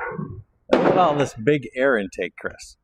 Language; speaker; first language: English; native; English